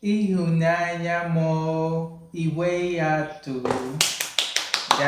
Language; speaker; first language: Igbo; non-native, learner; English